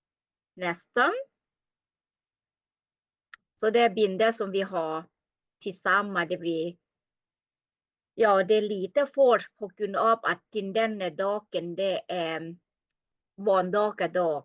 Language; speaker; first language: Swedish; non-native, learner; Thai